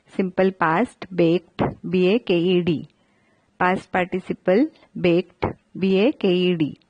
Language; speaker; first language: Hindi; non-native, local second language; Marathi